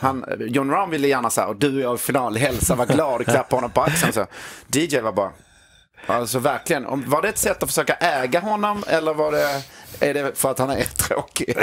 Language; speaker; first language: Swedish; native; Swedish